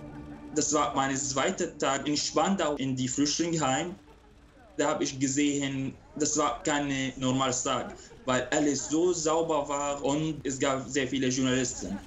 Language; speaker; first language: German; non-native, local second language; Arabic